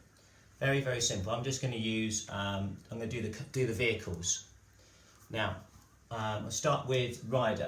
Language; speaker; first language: English; native; English